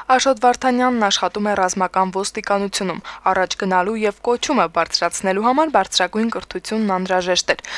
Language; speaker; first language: Armenian; native; Armenian